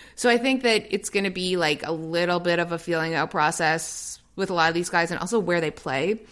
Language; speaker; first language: English; native; English